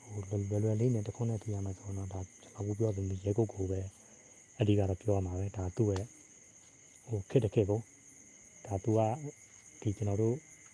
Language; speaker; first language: Burmese; native; Burmese